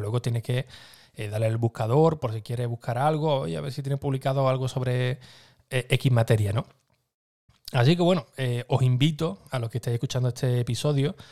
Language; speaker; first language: Spanish; native; Spanish